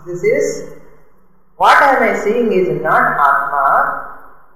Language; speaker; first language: English; non-native, local second language; Tamil